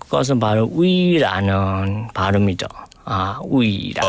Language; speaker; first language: Korean; non-native, learner; Burmese